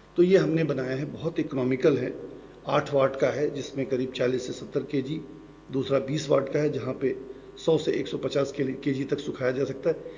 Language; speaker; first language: Hindi; native; Hindi